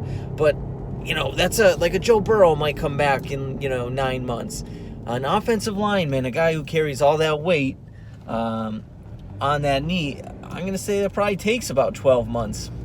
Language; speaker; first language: English; native; English